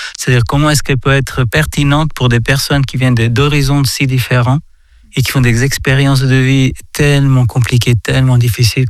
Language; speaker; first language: French; non-native, fluent; Portuguese